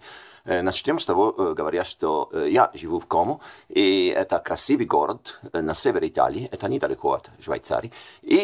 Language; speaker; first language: Russian; non-native, fluent; Italian